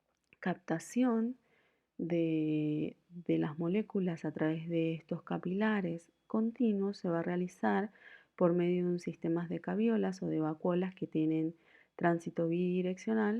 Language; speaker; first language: Spanish; native; Spanish